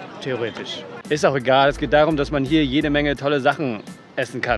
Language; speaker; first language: German; native; German